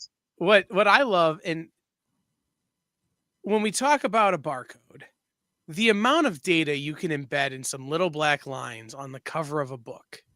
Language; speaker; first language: English; native; English